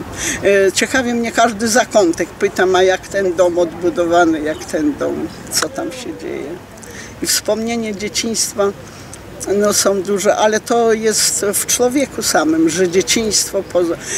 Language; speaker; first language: Polish; early bilingual, heritage; Polish